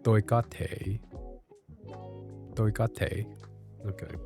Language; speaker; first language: Vietnamese; non-native, learner; English